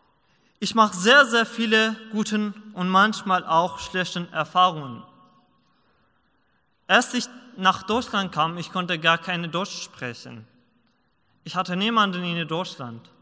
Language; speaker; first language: German; non-native, learner; Persian